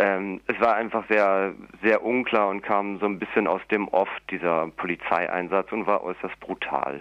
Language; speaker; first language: German; native; German